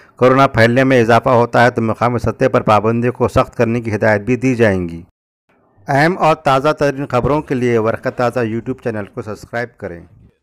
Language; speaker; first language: Urdu; native; Urdu